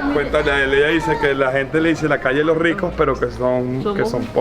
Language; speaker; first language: Spanish; native; Spanish